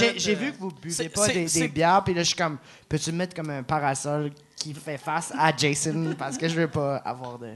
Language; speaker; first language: French; native; French